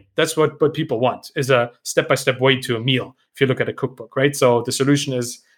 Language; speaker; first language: English; non-native, fluent; German